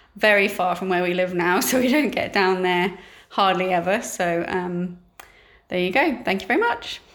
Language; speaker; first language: English; native; English